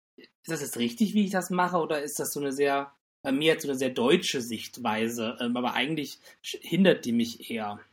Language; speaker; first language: German; native; German